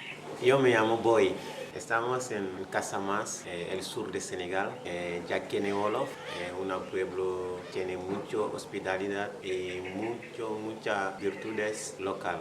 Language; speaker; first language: Spanish; non-native, fluent; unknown